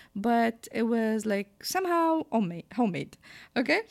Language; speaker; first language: English; non-native, fluent; Arabic